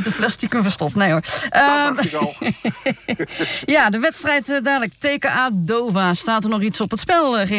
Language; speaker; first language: Dutch; native; Dutch